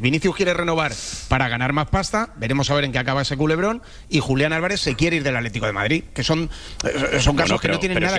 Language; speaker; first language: Spanish; native; Spanish